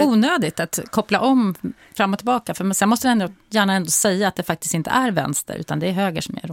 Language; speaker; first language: Swedish; native; Swedish